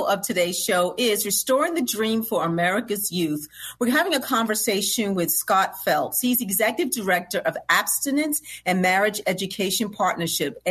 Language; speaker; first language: English; native; English